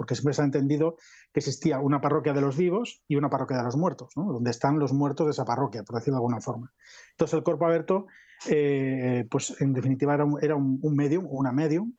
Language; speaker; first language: Spanish; native; Spanish